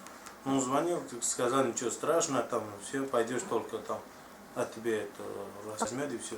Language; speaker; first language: Russian; non-native, learner; Tajik